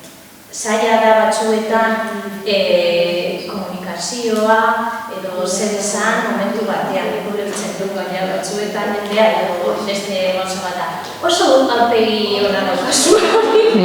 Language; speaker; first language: Basque; non-native, learner; Spanish